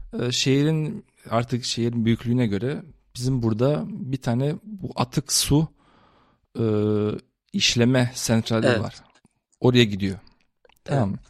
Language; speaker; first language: Turkish; early bilingual, heritage; Turkish